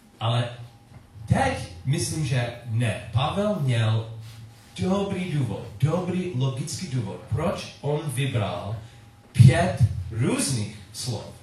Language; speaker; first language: Czech; non-native, learner; English